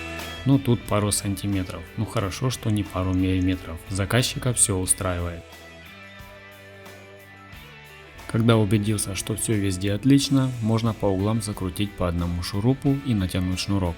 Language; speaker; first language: Russian; native; Russian